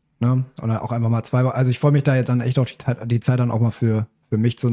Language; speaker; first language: German; native; German